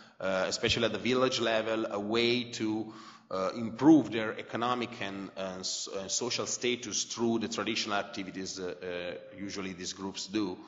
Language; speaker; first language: English; non-native, fluent; Italian